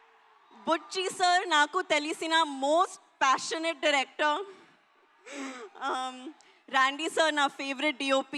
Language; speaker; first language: Telugu; non-native, learner; Hindi